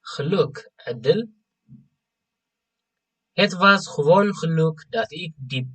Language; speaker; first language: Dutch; non-native, fluent; Tigrinya